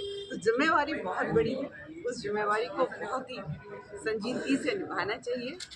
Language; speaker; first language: Hindi; native; Hindi